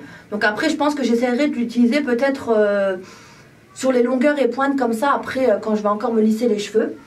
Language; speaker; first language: French; native; French